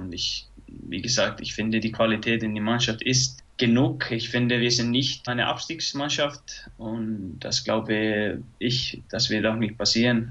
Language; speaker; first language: German; non-native, fluent; Icelandic